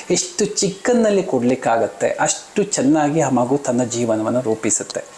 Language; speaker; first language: Kannada; non-native, local second language; Malayalam